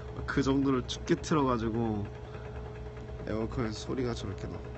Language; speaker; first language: Korean; early bilingual, heritage; Korean